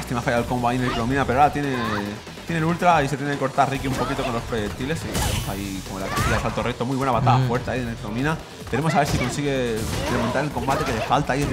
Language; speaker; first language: Spanish; native; Spanish